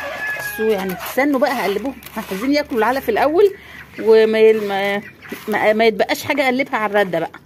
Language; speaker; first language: Arabic; native; Arabic